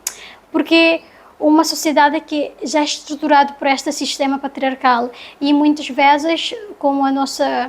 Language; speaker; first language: Portuguese; non-native, learner; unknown